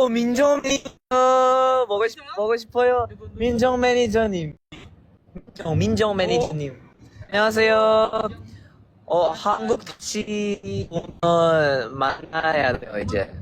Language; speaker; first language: Korean; non-native, learner; Filipino